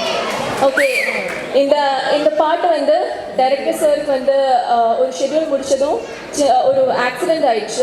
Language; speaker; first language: Tamil; non-native, fluent; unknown